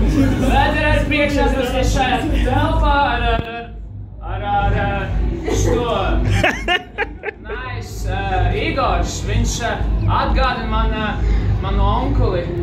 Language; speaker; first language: Latvian; non-native, local second language; Russian